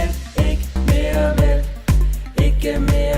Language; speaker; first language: Danish; non-native, learner; Icelandic